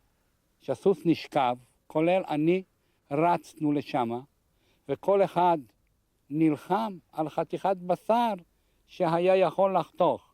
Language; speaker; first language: Hebrew; non-native, fluent; Hungarian